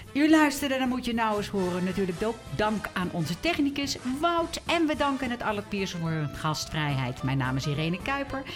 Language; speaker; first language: Dutch; native; Dutch